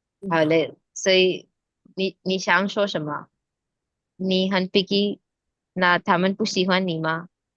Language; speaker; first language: Chinese; non-native, fluent; Hindi